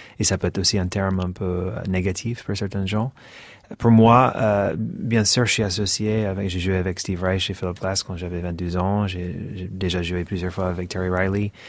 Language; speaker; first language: French; non-native, fluent; English